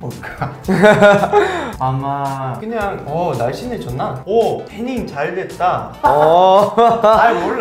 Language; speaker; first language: Korean; non-native, fluent; Portuguese